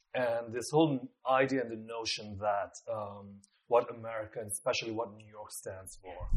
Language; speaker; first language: English; non-native, local second language; Nepali